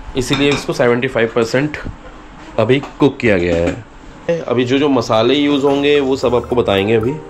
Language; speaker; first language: Hindi; native; Hindi